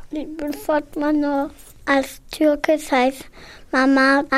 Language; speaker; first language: German; early bilingual, other home language; Turkish